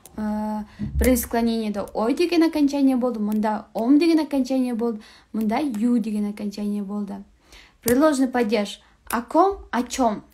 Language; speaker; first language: Russian; non-native, local second language; Kazakh